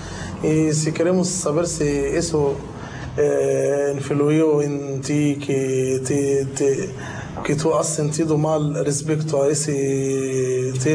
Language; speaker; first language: Spanish; non-native, fluent; Arabic